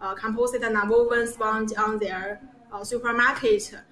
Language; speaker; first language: English; non-native, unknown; Chinese